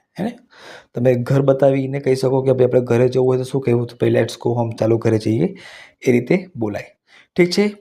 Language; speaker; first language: Gujarati; non-native, local second language; Hindi